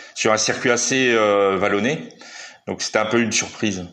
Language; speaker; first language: French; native; French